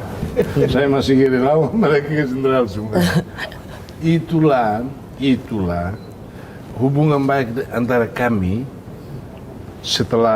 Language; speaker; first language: Indonesian; non-native, fluent; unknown